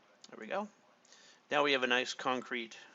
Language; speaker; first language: English; native; English